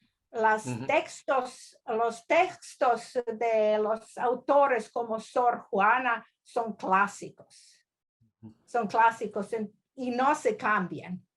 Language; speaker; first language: Spanish; non-native, learner; Croatian